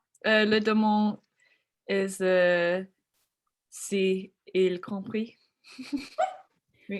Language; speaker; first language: French; non-native, learner; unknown